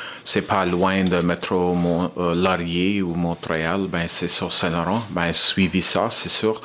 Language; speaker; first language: French; non-native, learner; English